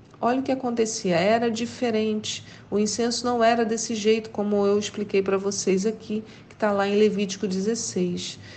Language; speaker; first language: Portuguese; native; Portuguese